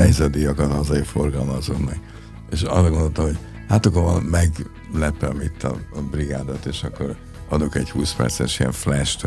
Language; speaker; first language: Hungarian; native; Hungarian